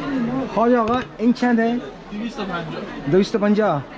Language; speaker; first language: Persian; non-native, learner; Urdu